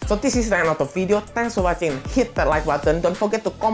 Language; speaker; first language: English; non-native, fluent; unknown